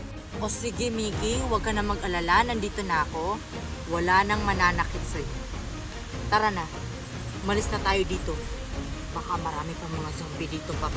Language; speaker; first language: Filipino; native; Filipino